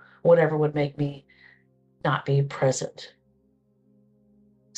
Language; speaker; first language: English; native; English